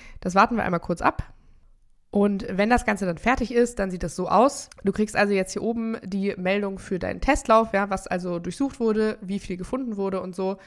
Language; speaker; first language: German; native; German